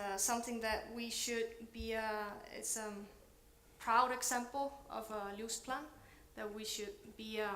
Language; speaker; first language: English; non-native, fluent; Icelandic